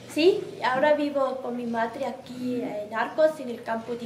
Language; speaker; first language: Spanish; non-native, learner; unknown